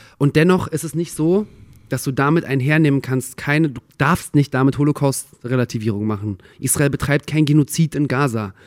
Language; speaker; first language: German; early bilingual, other home language; Russian